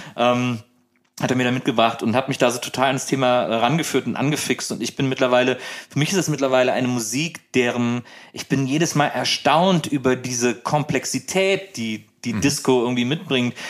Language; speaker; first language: German; native; German